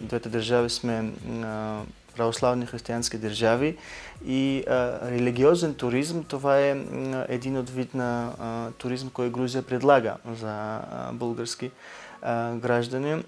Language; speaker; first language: Bulgarian; non-native, learner; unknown